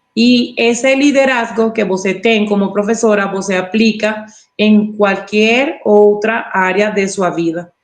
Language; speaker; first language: Portuguese; non-native, learner; Spanish